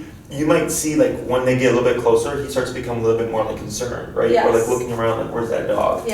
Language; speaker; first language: English; native; English